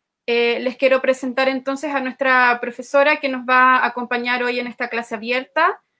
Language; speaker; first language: Spanish; native; Spanish